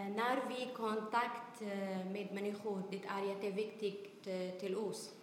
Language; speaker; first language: Swedish; non-native, learner; Arabic